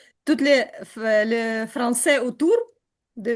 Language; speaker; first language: French; non-native, learner; Ukrainian